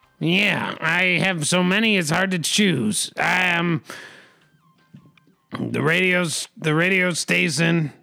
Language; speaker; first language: English; native; English